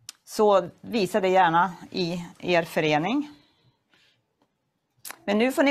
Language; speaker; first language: Swedish; native; Swedish